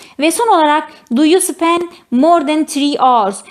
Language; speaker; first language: English; non-native, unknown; Turkish